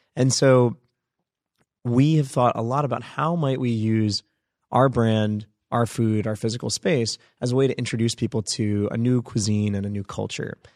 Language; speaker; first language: English; native; English